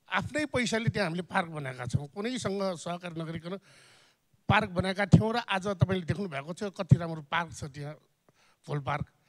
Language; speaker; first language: Nepali; non-native, local second language; Newari